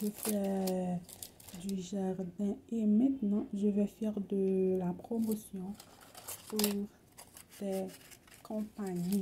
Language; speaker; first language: French; non-native, local second language; Haitian Creole